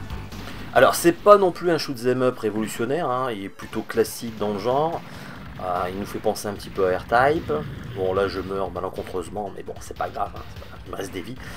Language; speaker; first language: French; native; French